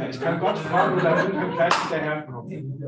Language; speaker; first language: German; native; German